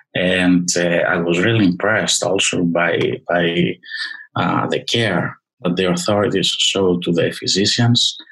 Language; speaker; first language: English; non-native, fluent; Greek